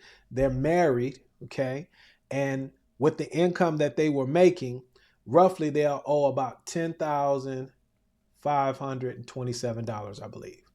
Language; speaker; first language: English; native; English